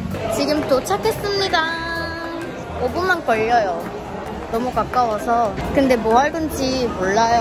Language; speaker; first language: Korean; non-native, learner; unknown